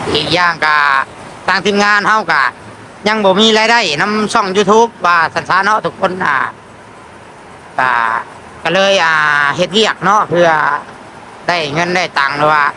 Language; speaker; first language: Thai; non-native, local second language; Lao